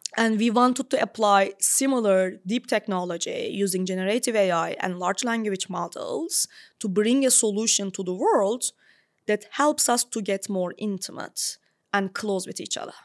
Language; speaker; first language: English; non-native, fluent; Turkish